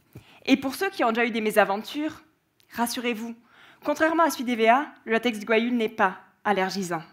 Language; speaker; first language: French; native; French